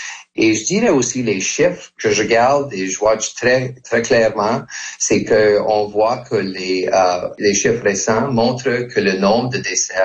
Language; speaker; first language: French; non-native, local second language; English